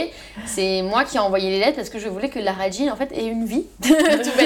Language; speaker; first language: French; native; French